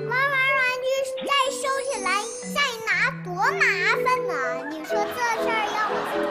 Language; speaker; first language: Chinese; native; Chinese